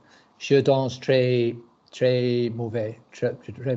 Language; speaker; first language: French; non-native, learner; English